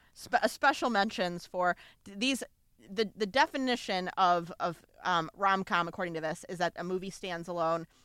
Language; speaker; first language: English; native; English